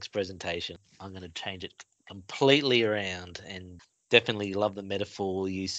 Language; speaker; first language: English; native; English